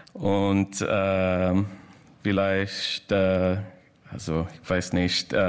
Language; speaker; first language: German; non-native, learner; English